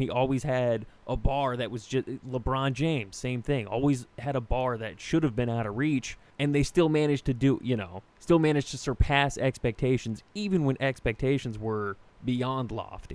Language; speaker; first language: English; native; English